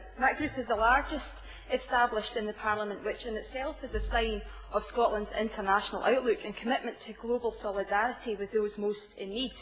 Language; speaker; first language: English; native; English